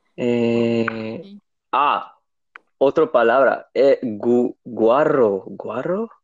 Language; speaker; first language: Spanish; non-native, learner; English